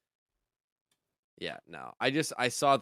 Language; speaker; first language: English; native; English